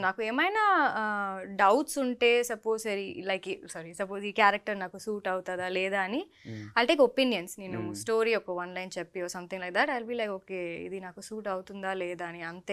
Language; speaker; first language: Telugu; non-native, local second language; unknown